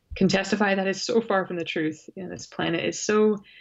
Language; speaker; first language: English; native; English